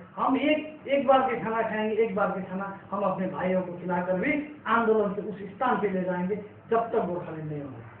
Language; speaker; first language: Hindi; non-native, local second language; Nepali